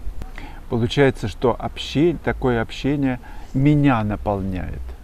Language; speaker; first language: Russian; native; Russian